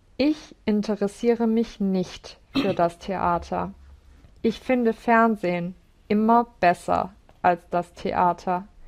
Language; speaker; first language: German; non-native, learner; English